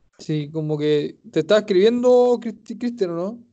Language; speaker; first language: Spanish; native; Spanish